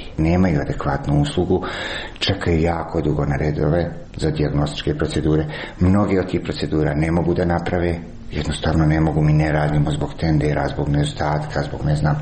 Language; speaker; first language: Serbian; native; Serbian